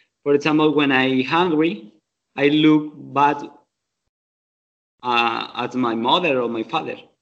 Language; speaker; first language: English; non-native, learner; Spanish